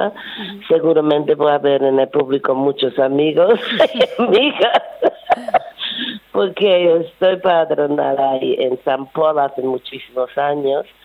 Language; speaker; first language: Spanish; non-native, fluent; English